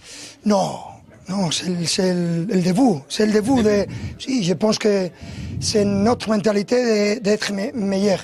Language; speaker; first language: French; non-native, learner; Spanish